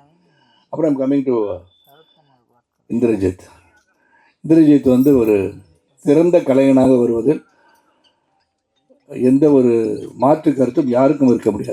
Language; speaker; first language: Tamil; native; Tamil